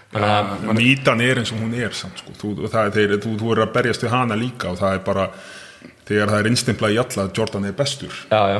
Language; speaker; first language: Icelandic; early bilingual, other home language; Russian